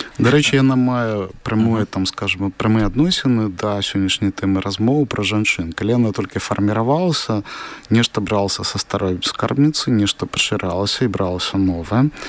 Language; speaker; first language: Belarusian; non-native, local second language; Russian